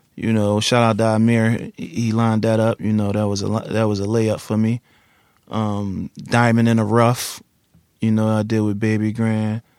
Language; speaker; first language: English; native; English